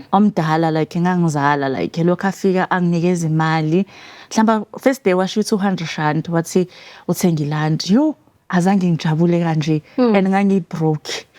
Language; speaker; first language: Zulu; native; Zulu